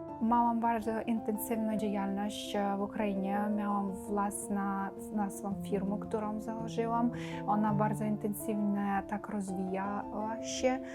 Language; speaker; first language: Polish; non-native, learner; Ukrainian